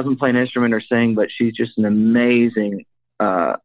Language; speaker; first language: English; native; English